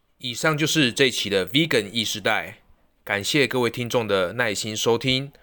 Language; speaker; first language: Chinese; native; Chinese